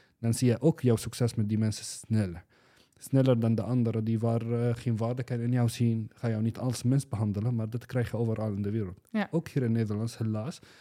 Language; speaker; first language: Dutch; non-native, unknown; Arabic